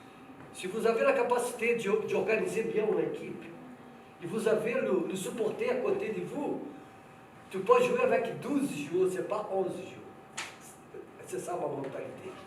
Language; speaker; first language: French; non-native, fluent; Portuguese